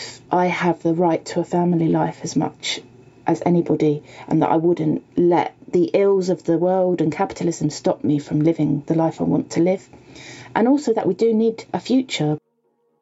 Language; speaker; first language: English; native; English